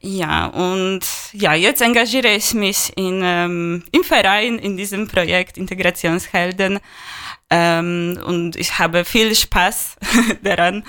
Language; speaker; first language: German; non-native, learner; Polish